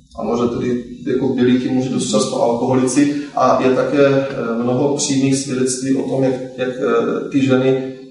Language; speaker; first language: Czech; native; Czech